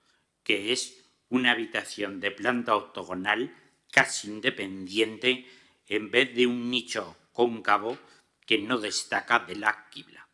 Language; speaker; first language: Spanish; native; Spanish